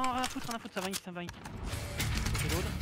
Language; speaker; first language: French; native; French